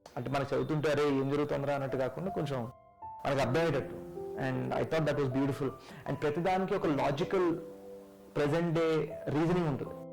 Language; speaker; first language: Telugu; early bilingual, heritage; Telugu